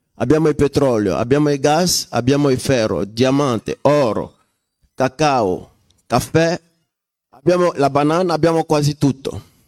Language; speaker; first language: Italian; non-native, fluent; French